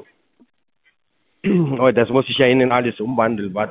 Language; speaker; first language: German; non-native, fluent; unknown